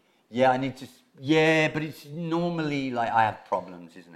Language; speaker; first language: English; native; English